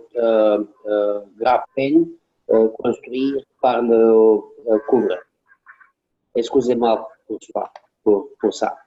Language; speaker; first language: French; non-native, learner; Romanian